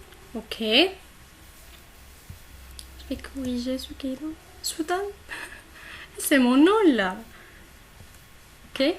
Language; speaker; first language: French; non-native, local second language; Arabic